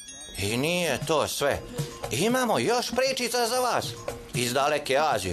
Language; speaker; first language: Bosnian; native; Bosnian